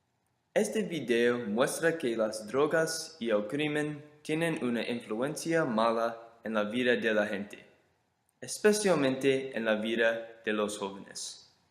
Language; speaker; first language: Spanish; non-native, learner; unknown